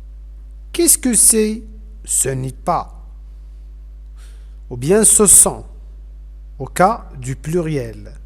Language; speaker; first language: French; non-native, fluent; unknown